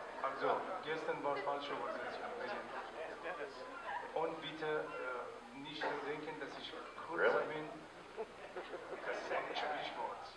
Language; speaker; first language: German; non-native, learner; Persian